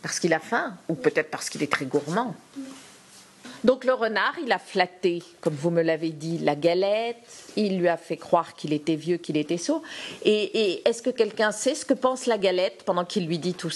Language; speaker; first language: French; native; French